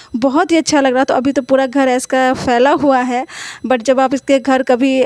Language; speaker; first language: Hindi; native; Hindi